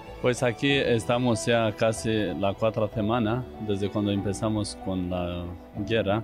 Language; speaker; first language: Spanish; non-native, fluent; Romanian